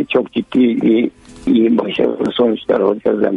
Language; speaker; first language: Turkish; native; Turkish